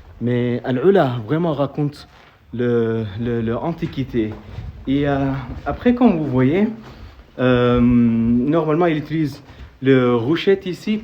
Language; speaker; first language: French; non-native, fluent; Arabic